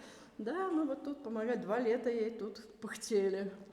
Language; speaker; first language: Russian; native; Russian